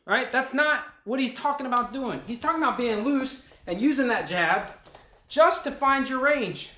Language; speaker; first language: English; native; English